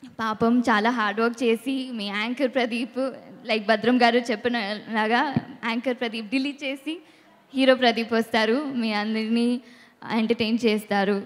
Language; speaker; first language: Telugu; non-native, learner; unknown